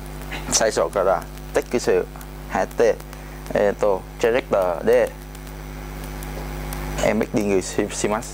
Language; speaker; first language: Japanese; non-native, learner; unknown